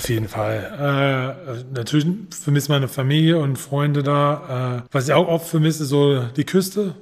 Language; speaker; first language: German; non-native, fluent; English